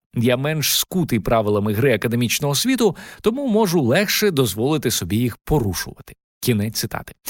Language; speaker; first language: Ukrainian; native; Ukrainian